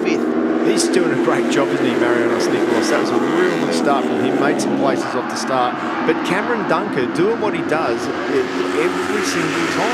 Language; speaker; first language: English; native; English